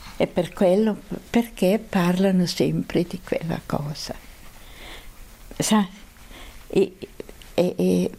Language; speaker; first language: Italian; non-native, local second language; Swiss German